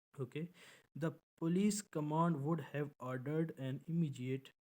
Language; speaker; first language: English; non-native, local second language; Urdu